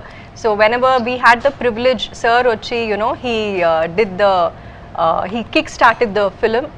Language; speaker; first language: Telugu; early bilingual, heritage; Kannada